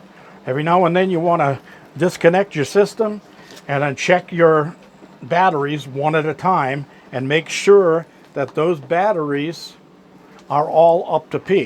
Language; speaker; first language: English; native; English